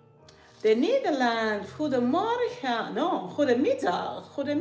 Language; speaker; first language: Dutch; non-native, learner; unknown